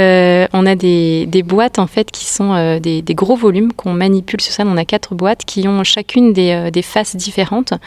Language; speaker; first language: French; native; French